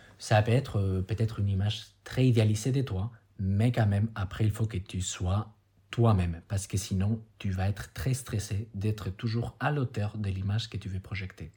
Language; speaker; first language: French; non-native, fluent; Spanish